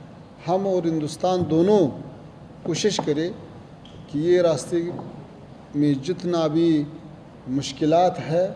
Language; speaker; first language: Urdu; non-native, fluent; Pashto